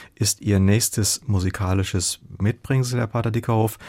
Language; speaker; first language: German; native; German